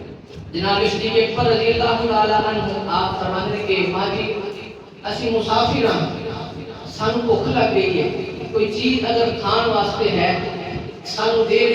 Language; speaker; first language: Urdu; non-native, local second language; Punjabi